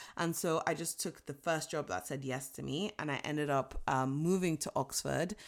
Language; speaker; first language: English; non-native, local second language; Yoruba